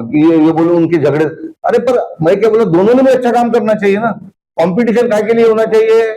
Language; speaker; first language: Hindi; non-native, local second language; Marathi